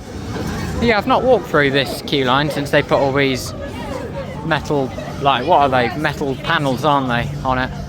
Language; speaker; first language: English; native; English